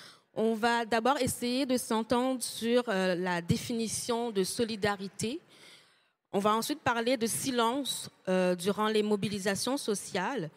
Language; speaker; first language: French; native; French